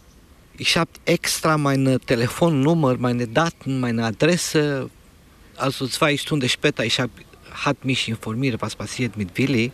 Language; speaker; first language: German; non-native, learner; Romanian